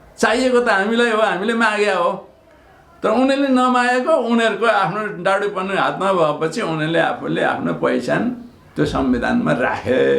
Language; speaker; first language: Nepali; non-native, local second language; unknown